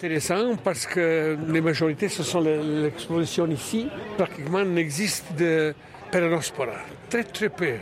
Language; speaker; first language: French; non-native, learner; Croatian